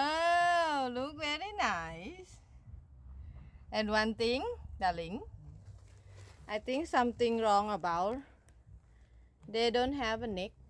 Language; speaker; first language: English; non-native, learner; Thai